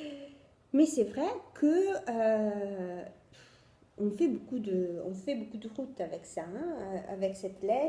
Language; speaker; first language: French; non-native, fluent; Italian